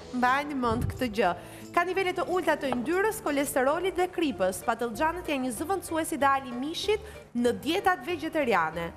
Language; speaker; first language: Albanian; native; Albanian